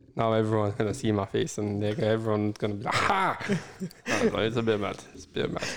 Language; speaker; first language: English; native; English